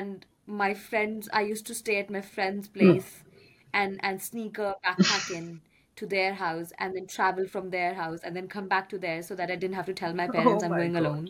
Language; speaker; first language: English; non-native, local second language; Hindi